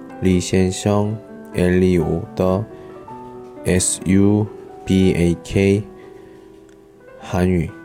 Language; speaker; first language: Chinese; non-native, learner; Korean